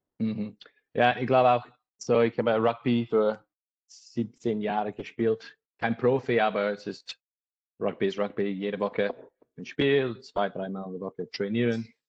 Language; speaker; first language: German; non-native, learner; English